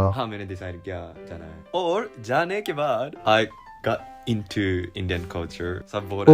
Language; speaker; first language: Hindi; non-native, learner; Japanese